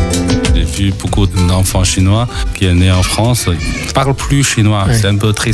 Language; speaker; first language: French; non-native, local second language; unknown